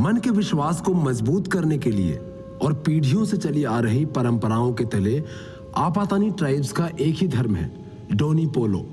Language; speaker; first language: Hindi; native; Hindi